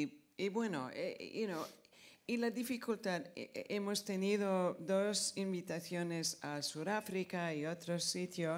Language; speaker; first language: Spanish; non-native, fluent; English